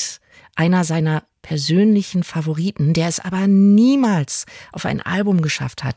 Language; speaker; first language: German; native; German